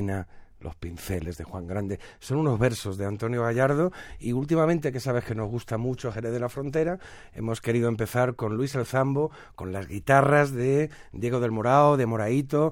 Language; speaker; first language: Spanish; native; Spanish